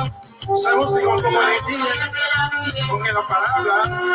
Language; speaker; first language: Spanish; non-native, fluent; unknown